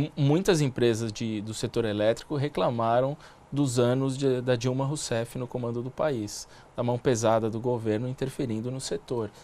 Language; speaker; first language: Portuguese; native; Portuguese